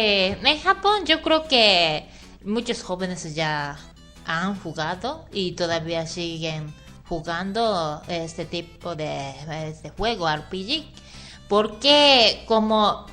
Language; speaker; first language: Spanish; non-native, fluent; Japanese